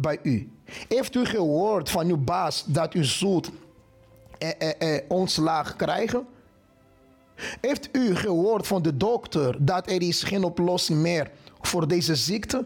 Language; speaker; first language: Dutch; non-native, fluent; Portuguese